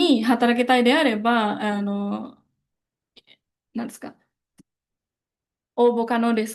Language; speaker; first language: Japanese; non-native, fluent; Indonesian